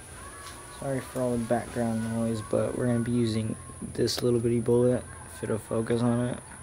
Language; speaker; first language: English; native; English